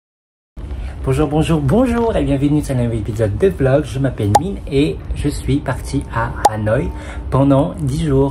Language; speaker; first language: French; early bilingual, other home language; Vietnamese